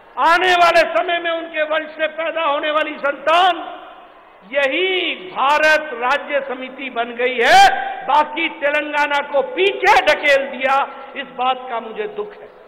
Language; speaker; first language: Hindi; native; Hindi